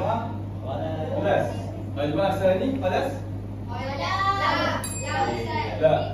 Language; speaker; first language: Arabic; non-native, learner; Malay